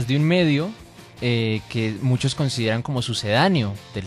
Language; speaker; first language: Spanish; native; Spanish